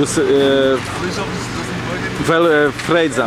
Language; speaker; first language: Dutch; non-native, learner; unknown